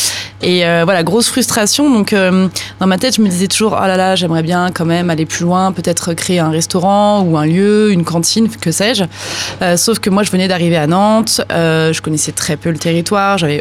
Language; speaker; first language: French; native; French